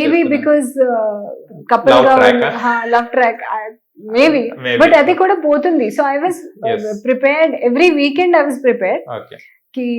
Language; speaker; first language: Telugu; non-native, learner; Hindi